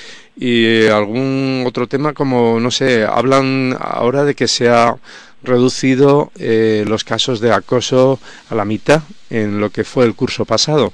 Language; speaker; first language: Spanish; native; Spanish